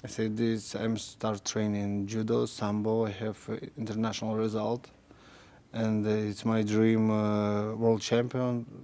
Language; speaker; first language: English; non-native, learner; Russian